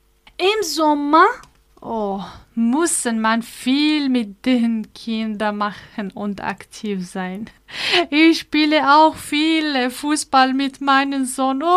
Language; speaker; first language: German; non-native, learner; Arabic